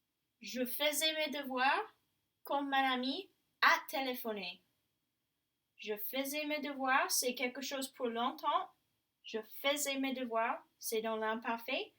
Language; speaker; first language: French; non-native, fluent; English